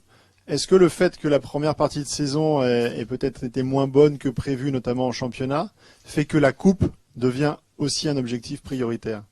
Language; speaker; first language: French; native; French